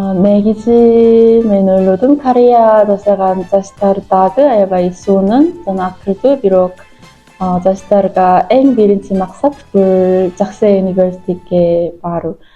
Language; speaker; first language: Kyrgyz; non-native, learner; Korean